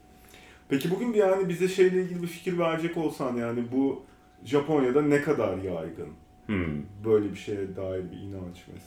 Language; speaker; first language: Turkish; native; Turkish